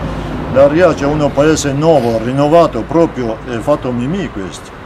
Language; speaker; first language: Italian; non-native, learner; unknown